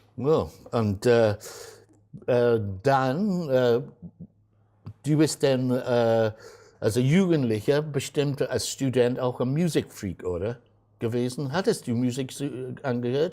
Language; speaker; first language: German; non-native, fluent; English